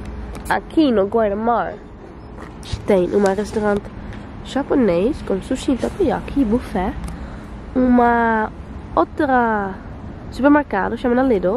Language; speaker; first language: Portuguese; non-native, learner; Dutch